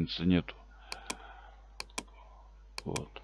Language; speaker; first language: Russian; native; Russian